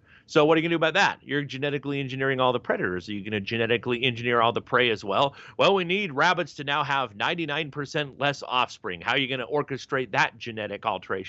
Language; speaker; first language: English; native; English